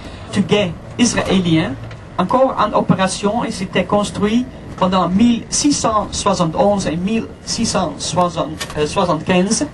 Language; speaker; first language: French; non-native, fluent; Dutch